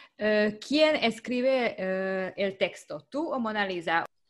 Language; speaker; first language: Spanish; non-native, learner; Hungarian